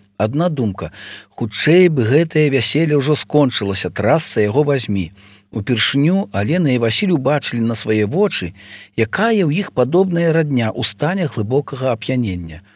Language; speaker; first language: Belarusian; native; Belarusian